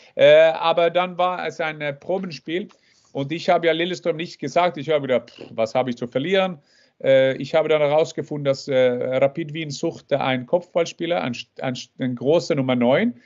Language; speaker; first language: German; non-native, fluent; Norwegian